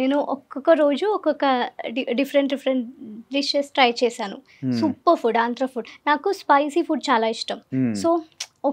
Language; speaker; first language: Telugu; non-native, learner; Malayalam